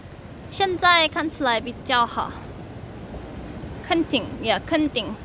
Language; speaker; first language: Chinese; non-native, learner; Korean